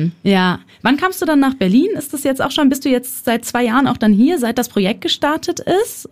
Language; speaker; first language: German; native; German